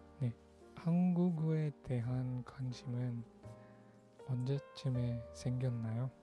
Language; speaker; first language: Korean; non-native, learner; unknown